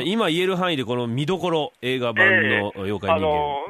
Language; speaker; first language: Japanese; native; Japanese